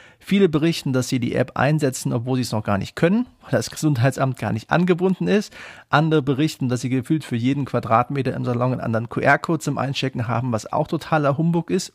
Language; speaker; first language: German; native; German